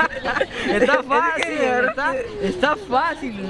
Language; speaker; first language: Spanish; native; Spanish